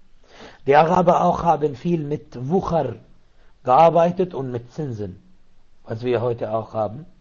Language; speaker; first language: German; non-native, fluent; Arabic